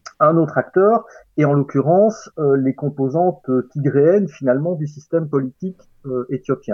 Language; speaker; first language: French; native; French